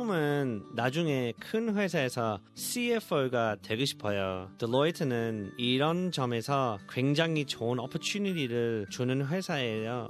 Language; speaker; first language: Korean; early bilingual, heritage; Korean